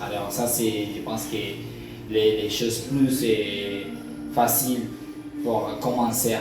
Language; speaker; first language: French; non-native, learner; Spanish